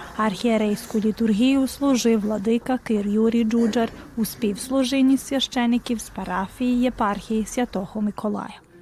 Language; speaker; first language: Ukrainian; early bilingual, heritage; Ukrainian